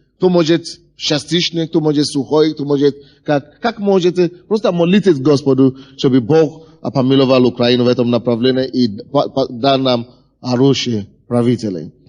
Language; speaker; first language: Russian; non-native, fluent; Yoruba